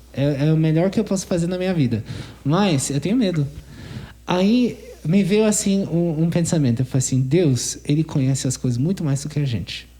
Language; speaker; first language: Portuguese; non-native, fluent; English